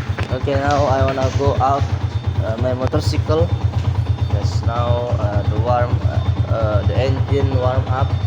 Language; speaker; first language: English; non-native, learner; Indonesian